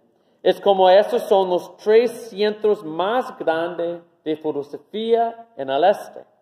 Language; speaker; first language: Spanish; non-native, fluent; English